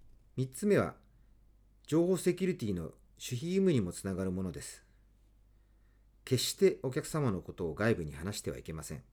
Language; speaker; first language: Japanese; native; Japanese